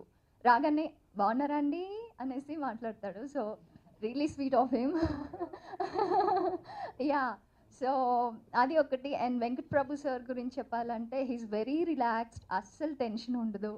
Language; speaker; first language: Telugu; non-native, fluent; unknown